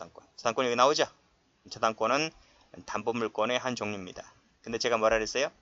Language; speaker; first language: Korean; native; Korean